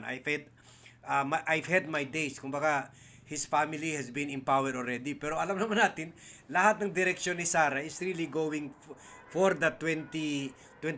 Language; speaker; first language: Filipino; non-native, local second language; Chavacano